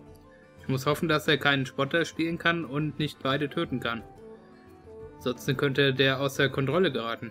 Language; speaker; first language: German; native; German